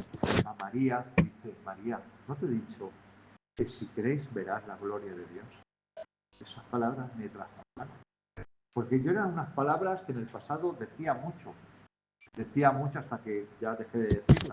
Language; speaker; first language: Spanish; native; Spanish